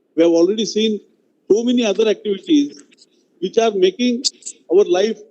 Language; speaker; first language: English; non-native, local second language; Marathi